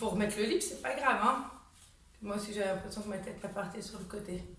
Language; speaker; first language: French; native; French